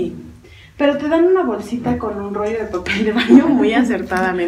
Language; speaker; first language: Spanish; native; Spanish